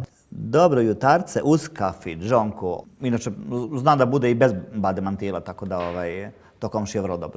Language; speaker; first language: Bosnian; early bilingual, heritage; Bosnian